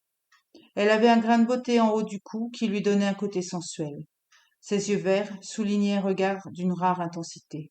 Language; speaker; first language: French; native; French